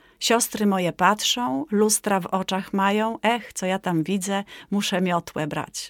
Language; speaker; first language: Polish; native; Polish